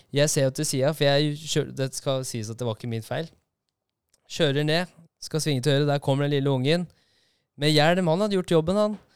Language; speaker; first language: Norwegian; native; Norwegian